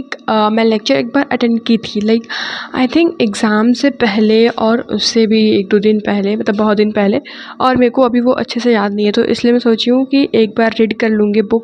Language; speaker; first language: Hindi; native; Hindi